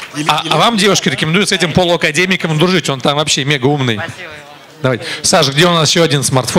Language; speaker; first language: Russian; native; Russian